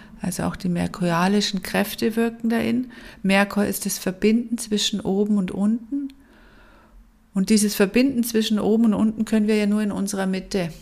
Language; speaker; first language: German; native; German